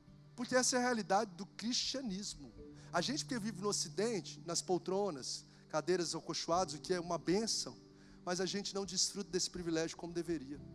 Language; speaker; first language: Portuguese; native; Portuguese